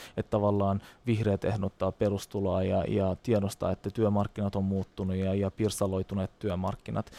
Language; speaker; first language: Finnish; non-native, fluent; Turkish